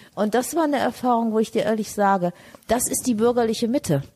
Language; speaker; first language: German; native; German